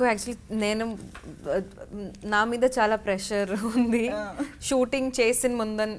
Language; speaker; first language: Telugu; non-native, learner; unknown